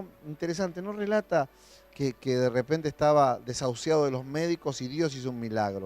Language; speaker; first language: Spanish; native; Spanish